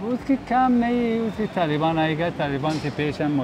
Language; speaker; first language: Hindi; non-native, learner; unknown